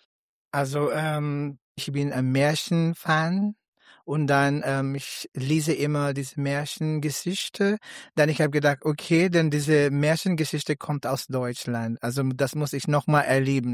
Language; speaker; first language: German; non-native, learner; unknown